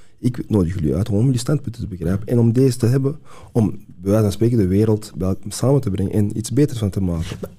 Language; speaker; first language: Dutch; early bilingual, other home language; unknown